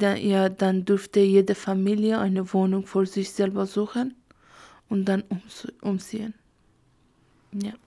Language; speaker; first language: German; non-native, learner; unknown